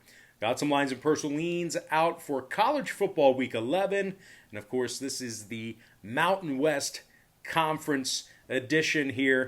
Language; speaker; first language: English; native; English